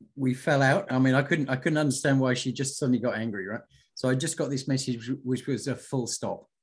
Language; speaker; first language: English; native; English